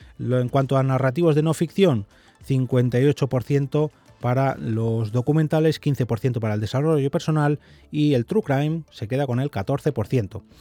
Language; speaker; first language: Spanish; native; Spanish